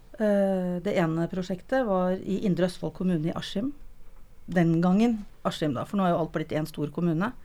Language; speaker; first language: Norwegian; native; Norwegian